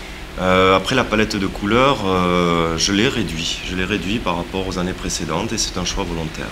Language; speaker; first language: French; native; French